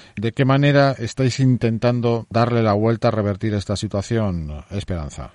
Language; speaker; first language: Spanish; native; Spanish